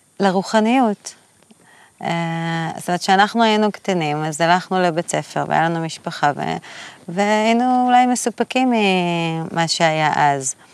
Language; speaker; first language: Hebrew; native; Hebrew